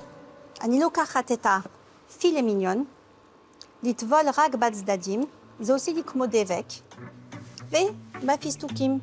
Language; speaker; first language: Hebrew; non-native, fluent; French